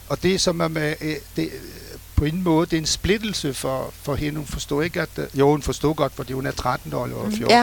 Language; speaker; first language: Danish; non-native, fluent; French